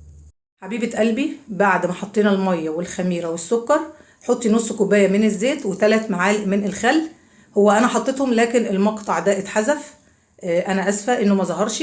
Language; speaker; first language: Arabic; native; Arabic